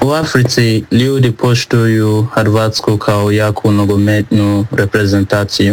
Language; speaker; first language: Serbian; non-native, learner; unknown